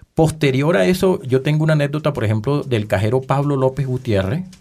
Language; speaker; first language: Spanish; native; Spanish